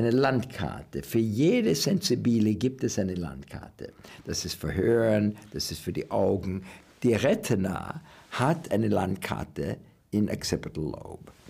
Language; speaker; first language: German; non-native, learner; English